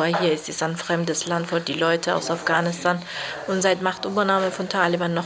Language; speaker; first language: German; non-native, fluent; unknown